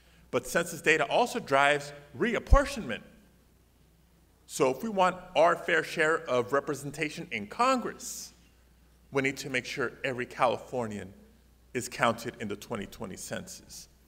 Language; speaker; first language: English; early bilingual, other home language; Spanish